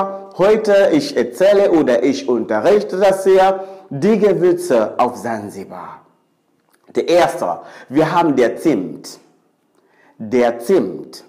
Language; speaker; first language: German; non-native, fluent; Swahili